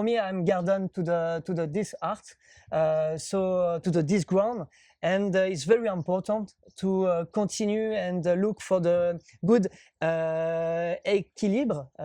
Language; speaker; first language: English; non-native, learner; French